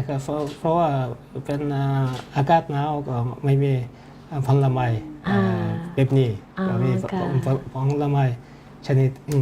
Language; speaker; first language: Thai; non-native, learner; Mongolian